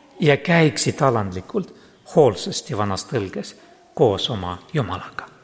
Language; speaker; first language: Estonian; non-native, local second language; Russian